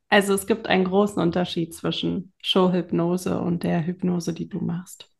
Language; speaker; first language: German; native; German